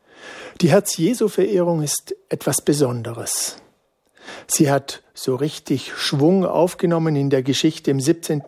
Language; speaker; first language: German; native; German